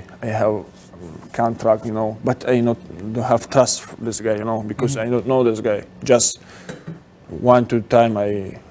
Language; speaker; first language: English; non-native, learner; Russian